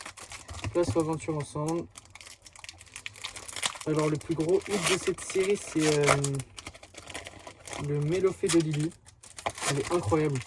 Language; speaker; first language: French; native; French